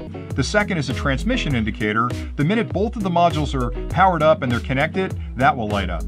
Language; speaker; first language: English; native; English